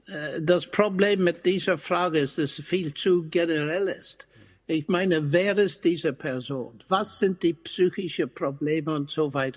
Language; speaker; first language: German; non-native, fluent; English